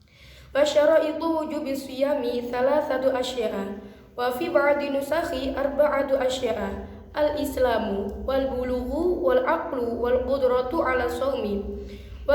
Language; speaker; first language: Arabic; non-native, learner; Indonesian